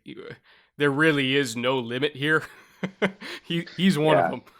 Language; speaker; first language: English; native; English